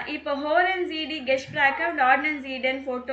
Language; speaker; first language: German; non-native, learner; Tamil